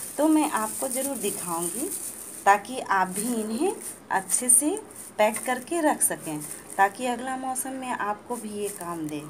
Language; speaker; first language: Hindi; native; Hindi